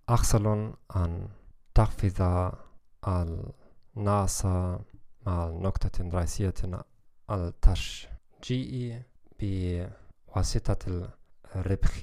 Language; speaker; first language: Arabic; non-native, learner; German